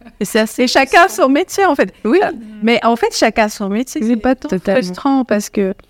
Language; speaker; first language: French; non-native, local second language; Arabic